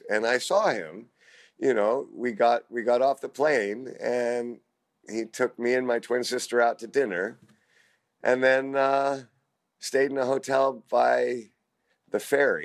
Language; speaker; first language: English; native; English